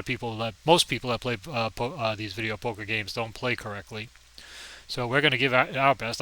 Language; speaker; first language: English; native; English